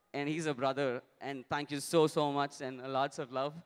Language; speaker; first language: English; non-native, local second language; Telugu